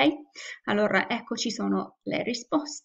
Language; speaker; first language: Italian; non-native, fluent; English